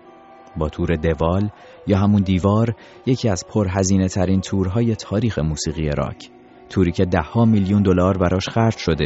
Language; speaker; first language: Persian; native; Persian